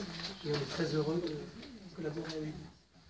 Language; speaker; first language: French; native; French